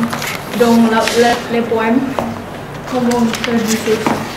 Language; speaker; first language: French; non-native, learner; Indonesian